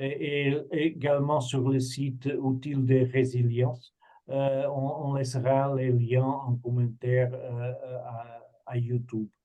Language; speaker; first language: French; non-native, fluent; Portuguese